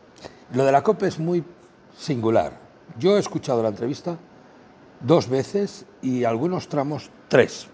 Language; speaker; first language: Spanish; native; Spanish